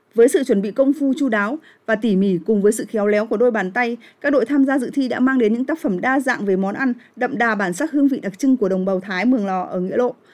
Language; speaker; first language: Vietnamese; native; Vietnamese